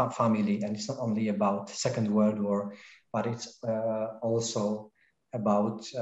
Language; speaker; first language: English; non-native, fluent; Polish